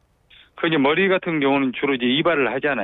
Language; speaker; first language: Korean; native; Korean